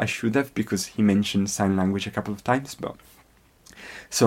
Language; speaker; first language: English; non-native, fluent; Italian